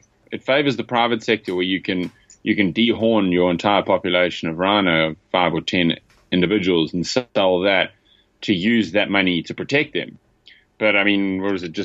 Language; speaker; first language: English; native; English